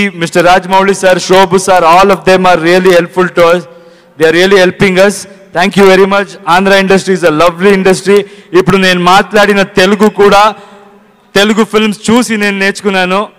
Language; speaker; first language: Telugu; non-native, learner; Kannada